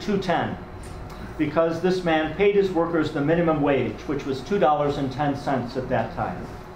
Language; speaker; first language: English; native; English